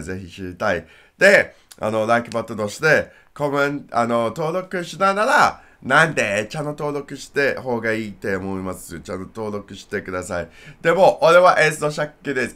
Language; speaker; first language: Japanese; non-native, learner; English